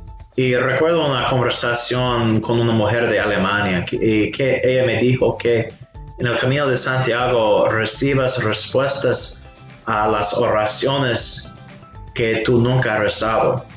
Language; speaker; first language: Spanish; non-native, fluent; English